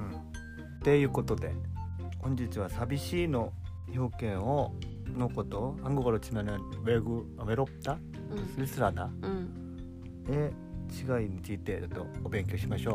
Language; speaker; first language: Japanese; non-native, fluent; Korean